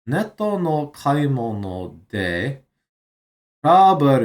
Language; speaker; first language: Japanese; non-native, learner; English